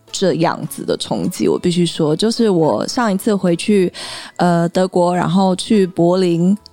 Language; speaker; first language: Chinese; early bilingual, heritage; Chinese